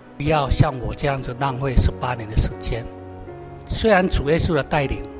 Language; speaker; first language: Chinese; native; Chinese